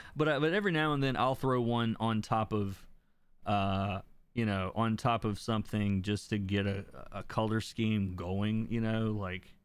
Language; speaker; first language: English; native; English